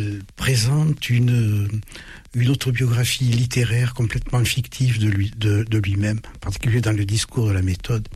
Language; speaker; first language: French; early bilingual, other home language; German